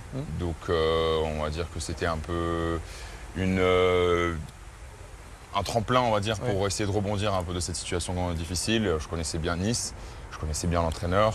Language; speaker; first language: French; native; French